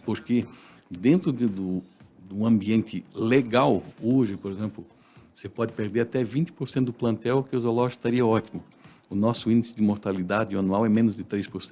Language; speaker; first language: Portuguese; native; Portuguese